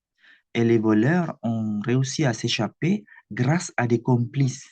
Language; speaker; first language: French; non-native, fluent; Indonesian